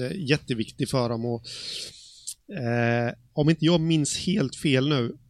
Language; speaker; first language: Swedish; native; Swedish